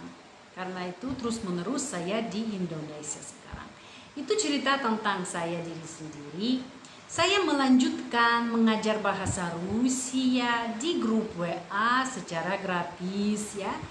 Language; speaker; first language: Indonesian; non-native, fluent; Russian